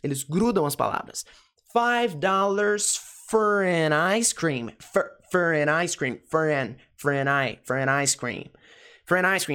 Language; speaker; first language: English; non-native, fluent; Portuguese